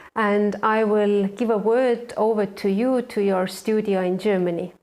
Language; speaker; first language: English; non-native, fluent; Estonian